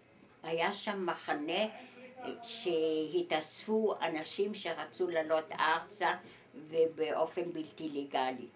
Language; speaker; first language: Hebrew; early bilingual, other home language; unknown